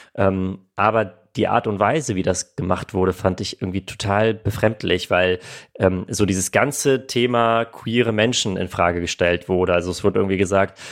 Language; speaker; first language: German; early bilingual, other home language; Armenian